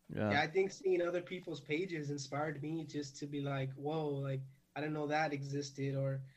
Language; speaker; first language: English; native; English